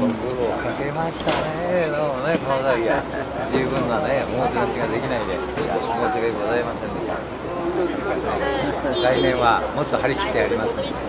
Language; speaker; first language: Japanese; native; Japanese